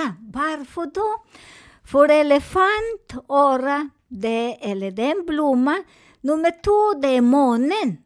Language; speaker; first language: Swedish; non-native, fluent; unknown